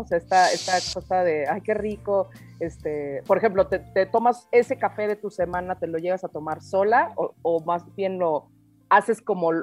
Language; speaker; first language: Spanish; native; Spanish